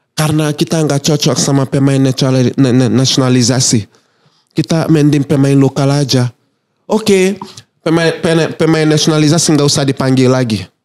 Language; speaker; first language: Indonesian; non-native, fluent; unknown